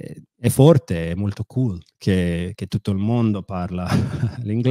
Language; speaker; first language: Italian; non-native, fluent; English